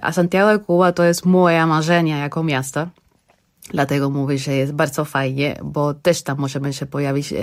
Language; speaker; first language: Polish; non-native, learner; Spanish